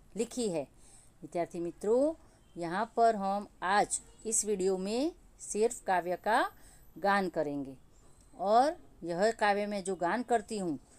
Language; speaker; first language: Hindi; non-native, local second language; Gujarati